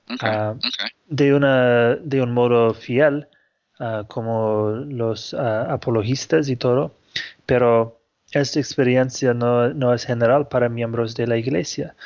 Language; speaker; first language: Spanish; non-native, fluent; English